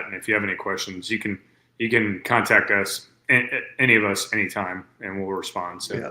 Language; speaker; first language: English; native; English